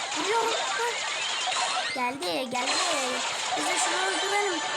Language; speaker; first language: Turkish; non-native, learner; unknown